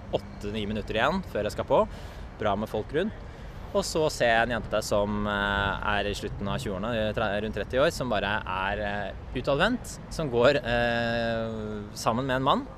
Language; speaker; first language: Norwegian; native; Norwegian